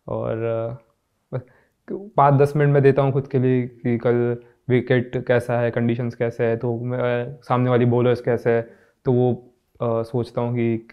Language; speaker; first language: Hindi; non-native, local second language; Gujarati